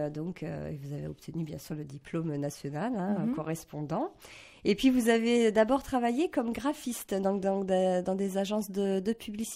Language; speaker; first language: French; native; French